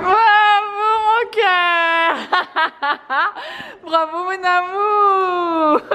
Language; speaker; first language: French; native; French